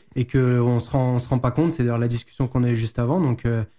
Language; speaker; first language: French; native; French